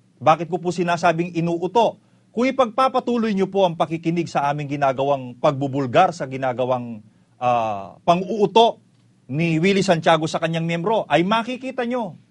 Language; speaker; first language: Filipino; native; Filipino